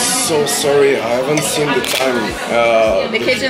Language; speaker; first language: English; non-native, learner; Italian